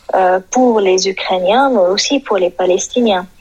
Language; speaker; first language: French; non-native, fluent; Arabic